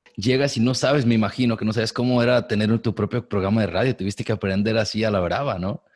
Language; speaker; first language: Spanish; native; Spanish